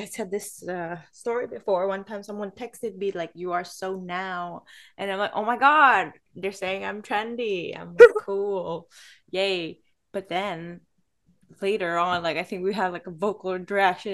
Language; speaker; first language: English; non-native, fluent; Cantonese